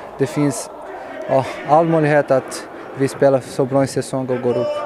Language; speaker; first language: Swedish; non-native, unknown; Portuguese